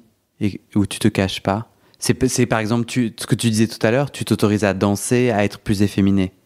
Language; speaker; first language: French; native; French